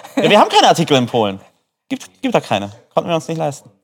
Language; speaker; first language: German; early bilingual, other home language; Polish